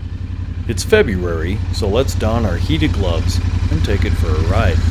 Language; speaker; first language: English; native; English